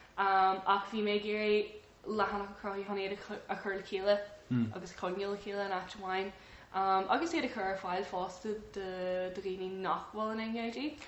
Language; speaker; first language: Irish; non-native, local second language; English